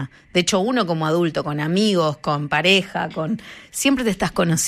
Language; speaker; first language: Spanish; native; Spanish